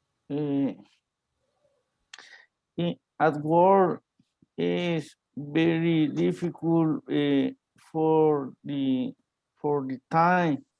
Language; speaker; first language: English; non-native, learner; Spanish